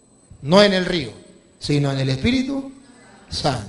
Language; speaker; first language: Spanish; native; Spanish